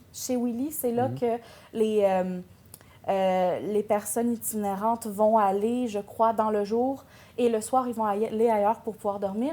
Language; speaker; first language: French; native; French